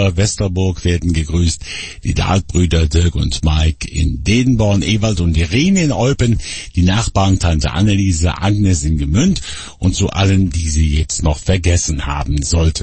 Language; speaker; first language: German; native; German